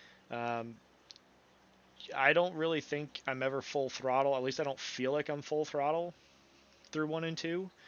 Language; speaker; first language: English; native; English